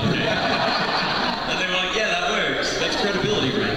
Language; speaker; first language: English; native; English